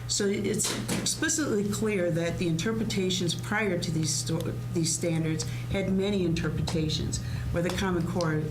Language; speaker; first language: English; native; English